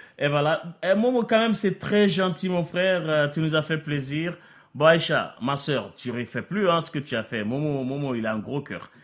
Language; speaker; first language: French; non-native, local second language; Bambara